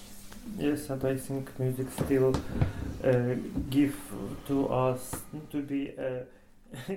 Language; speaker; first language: English; non-native, learner; Ukrainian